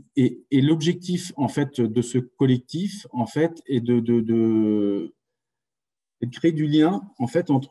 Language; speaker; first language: French; native; French